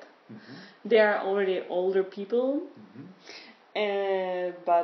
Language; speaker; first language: English; non-native, fluent; Czech